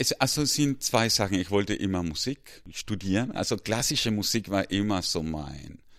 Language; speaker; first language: German; non-native, fluent; Spanish